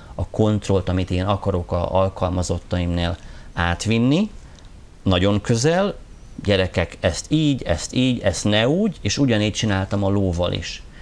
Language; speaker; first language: Hungarian; non-native, fluent; English